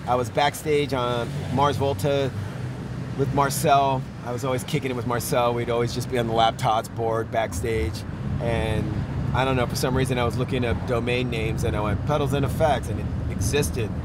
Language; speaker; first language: English; native; English